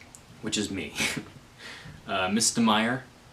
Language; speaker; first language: English; native; English